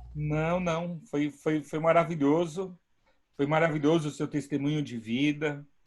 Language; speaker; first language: Portuguese; native; Portuguese